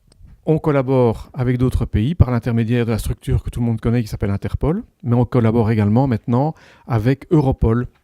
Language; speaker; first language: French; native; French